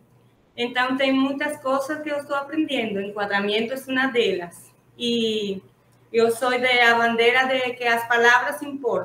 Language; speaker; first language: Portuguese; non-native, fluent; Spanish